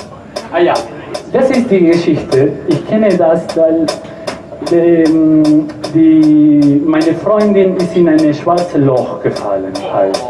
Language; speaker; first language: German; non-native, learner; Spanish